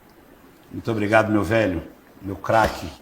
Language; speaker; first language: Portuguese; native; Portuguese